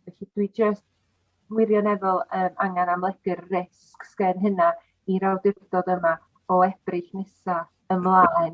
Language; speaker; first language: Welsh; native; Welsh